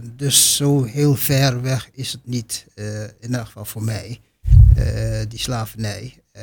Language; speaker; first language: Dutch; native; Dutch